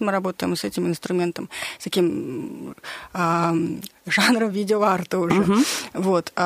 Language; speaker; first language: Russian; native; Russian